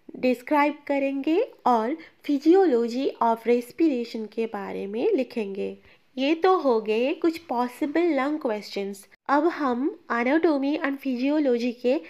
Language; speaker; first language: Hindi; non-native, local second language; Bangla